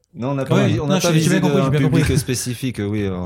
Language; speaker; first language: French; native; French